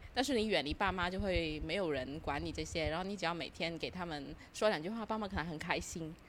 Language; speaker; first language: Chinese; non-native, local second language; Cantonese